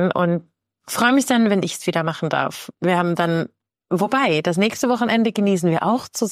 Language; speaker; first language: German; native; German